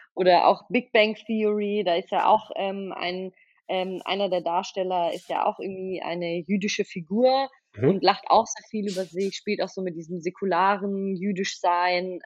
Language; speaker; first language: German; native; German